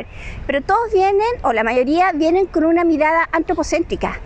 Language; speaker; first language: Spanish; native; Spanish